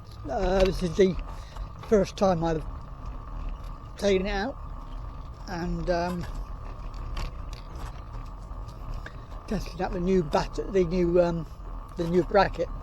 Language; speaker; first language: English; native; English